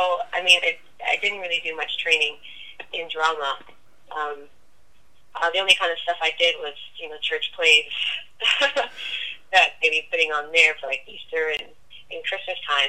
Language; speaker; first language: English; native; English